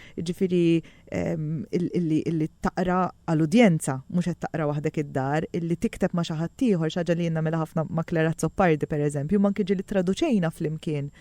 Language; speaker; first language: Maltese; native; Maltese